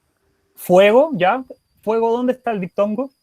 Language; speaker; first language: Spanish; native; Spanish